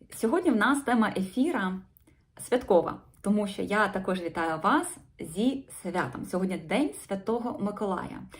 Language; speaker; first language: Ukrainian; non-native, local second language; Russian